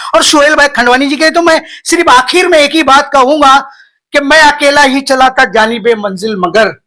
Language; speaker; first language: Hindi; non-native, local second language; Marathi